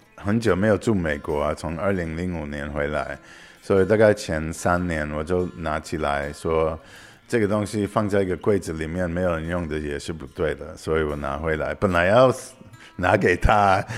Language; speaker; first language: Chinese; non-native, fluent; English